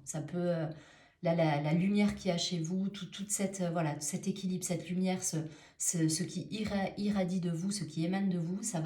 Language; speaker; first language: French; native; French